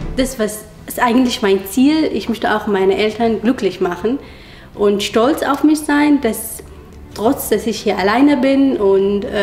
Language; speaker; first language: German; non-native, fluent; Arabic